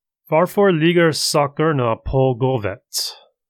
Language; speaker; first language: Swedish; non-native, learner; English